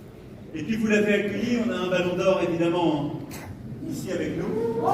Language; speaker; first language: French; native; French